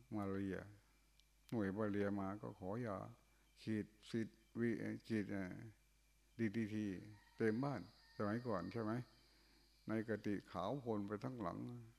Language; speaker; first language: Thai; non-native, local second language; Northeastern Thai